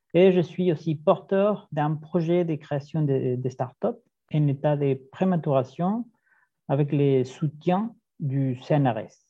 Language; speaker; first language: French; non-native, fluent; Spanish